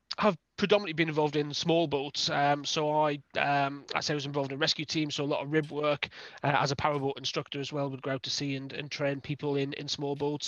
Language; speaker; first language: English; native; English